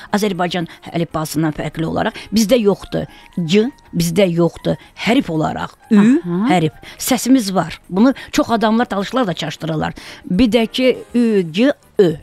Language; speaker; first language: Azerbaijani; non-native, local second language; Talysh